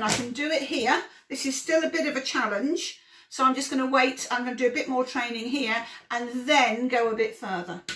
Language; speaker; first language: English; native; English